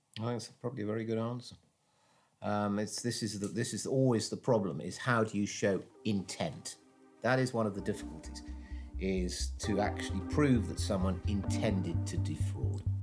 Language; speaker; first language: English; native; English